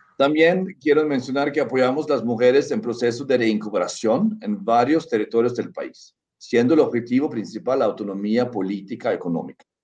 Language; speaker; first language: Spanish; non-native, fluent; Norwegian